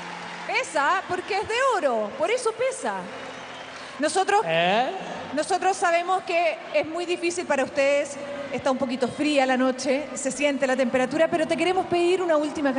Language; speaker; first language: Spanish; native; Spanish